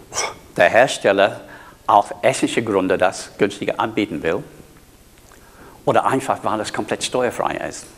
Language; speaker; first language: German; non-native, fluent; English